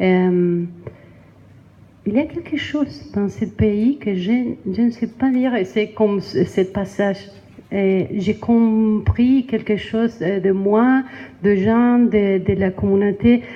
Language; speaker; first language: French; non-native, learner; Spanish